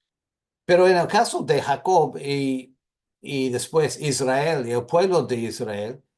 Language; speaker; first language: Spanish; non-native, fluent; English